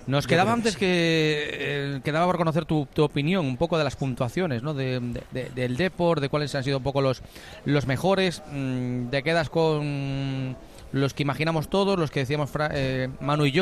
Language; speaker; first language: Spanish; native; Spanish